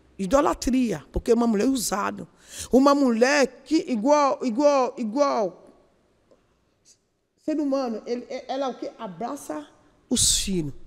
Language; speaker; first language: Portuguese; non-native, learner; Yoruba